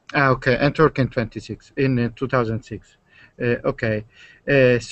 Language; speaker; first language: English; non-native, learner; Italian